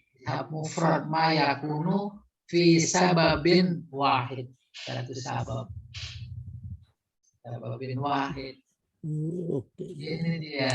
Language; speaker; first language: Arabic; non-native, fluent; Indonesian